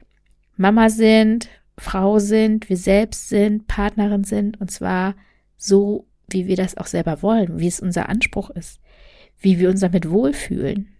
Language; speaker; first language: German; native; German